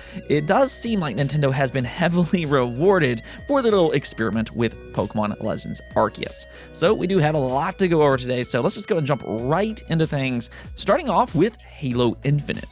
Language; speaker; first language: English; native; English